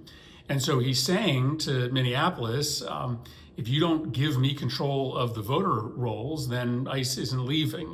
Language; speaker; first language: English; native; English